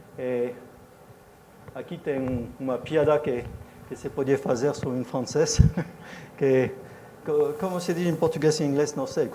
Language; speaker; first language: Portuguese; non-native, fluent; French